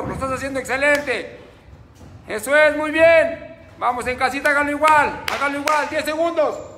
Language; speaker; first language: Spanish; native; Spanish